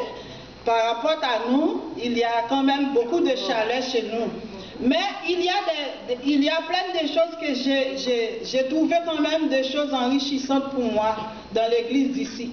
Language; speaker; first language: French; non-native, local second language; Haitian Creole